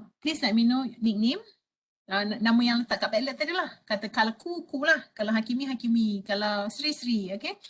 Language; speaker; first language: Malay; native; Malay